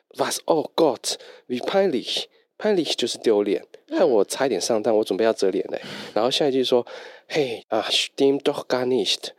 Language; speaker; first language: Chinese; native; Chinese